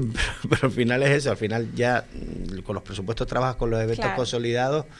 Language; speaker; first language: Spanish; native; Spanish